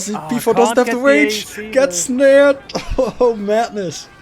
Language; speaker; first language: English; non-native, fluent; Dutch